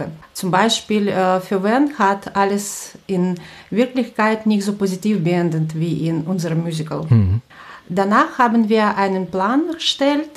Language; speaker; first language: German; non-native, fluent; Russian